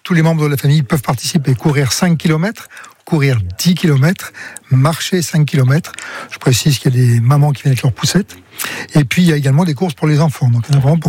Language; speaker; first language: French; native; French